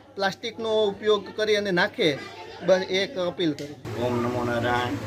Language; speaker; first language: Gujarati; native; Gujarati